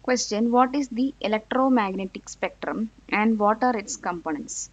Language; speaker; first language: English; non-native, local second language; Malayalam